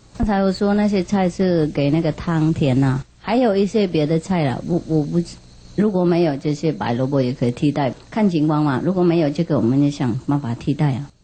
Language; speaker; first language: Chinese; non-native, fluent; Vietnamese